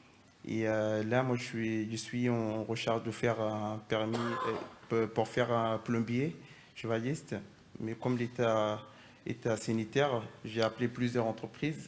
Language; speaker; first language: French; non-native, fluent; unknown